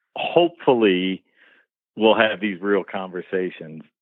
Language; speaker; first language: English; native; English